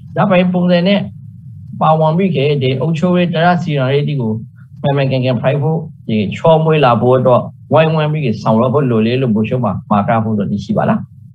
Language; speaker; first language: Burmese; native; Burmese